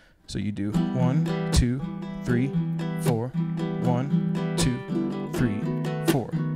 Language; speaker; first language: English; native; English